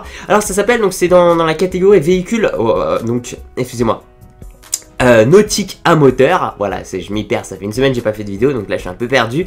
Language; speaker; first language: French; native; French